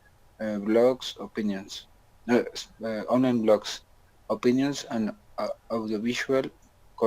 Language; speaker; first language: English; non-native, learner; Spanish